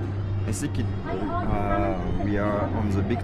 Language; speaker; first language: English; non-native, learner; French